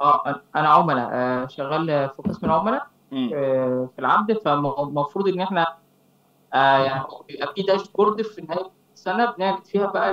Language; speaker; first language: Arabic; native; Arabic